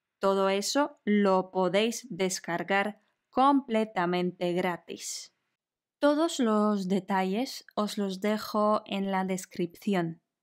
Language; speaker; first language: Spanish; non-native, fluent; Polish